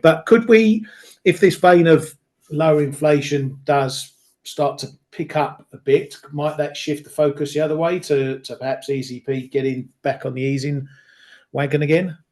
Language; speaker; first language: English; native; English